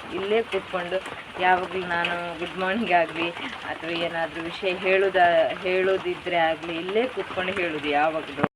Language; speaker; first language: Kannada; non-native, local second language; Tulu